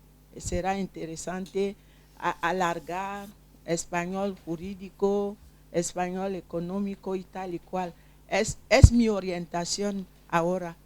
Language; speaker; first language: Spanish; non-native, fluent; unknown